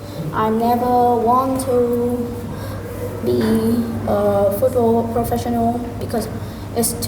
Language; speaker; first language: English; non-native, learner; Vietnamese